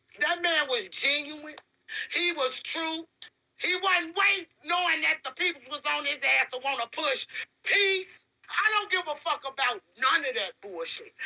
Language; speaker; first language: English; native; English